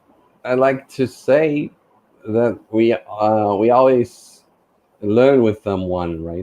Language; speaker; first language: English; non-native, fluent; Portuguese